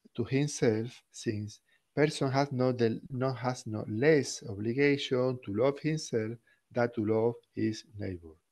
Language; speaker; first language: English; non-native, fluent; Spanish